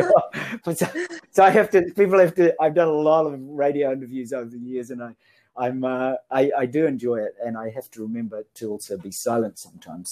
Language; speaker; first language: English; native; English